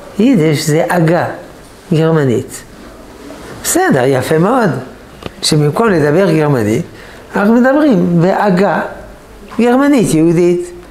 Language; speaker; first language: Hebrew; non-native, fluent; French